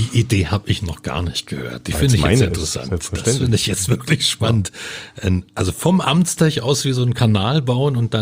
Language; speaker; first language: German; native; German